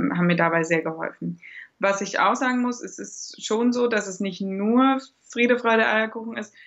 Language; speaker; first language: German; native; German